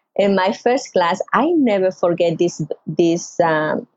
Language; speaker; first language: English; non-native, learner; Spanish